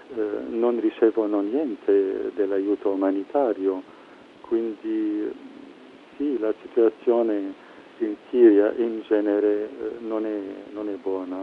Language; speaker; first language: Italian; non-native, fluent; Arabic